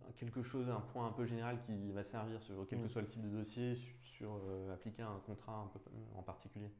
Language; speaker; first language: French; native; French